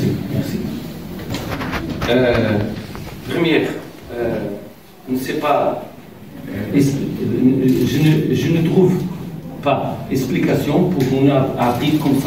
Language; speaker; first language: French; non-native, learner; Portuguese